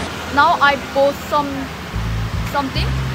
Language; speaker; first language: English; non-native, learner; Korean